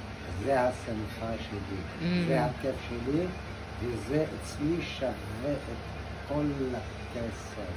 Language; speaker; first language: Hebrew; non-native, local second language; Arabic